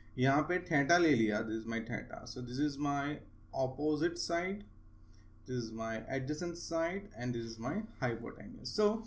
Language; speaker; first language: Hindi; non-native, local second language; Gujarati